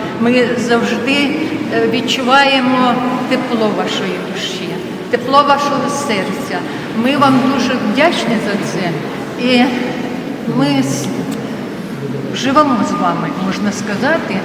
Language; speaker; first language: Ukrainian; non-native, local second language; Russian